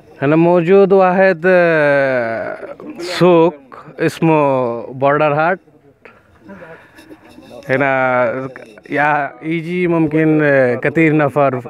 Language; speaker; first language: Arabic; non-native, learner; Bangla